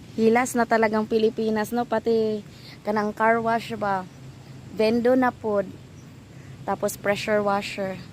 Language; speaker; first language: Filipino; non-native, local second language; Cebuano